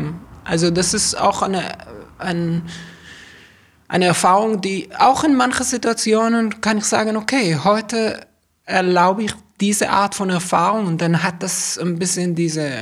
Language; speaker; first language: German; non-native, fluent; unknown